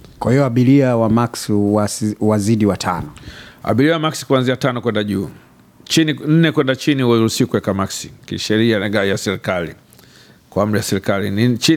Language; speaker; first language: Swahili; native; Swahili